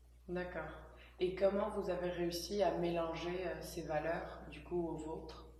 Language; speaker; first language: French; native; French